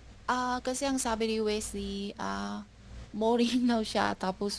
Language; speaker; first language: Filipino; non-native, learner; Chinese